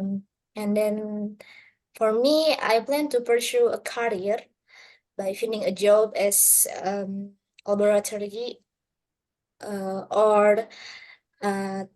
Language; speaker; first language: English; non-native, learner; Indonesian